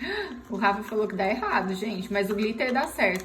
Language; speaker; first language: Portuguese; native; Portuguese